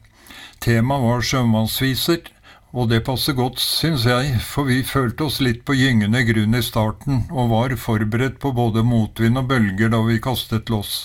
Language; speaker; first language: Norwegian; native; Norwegian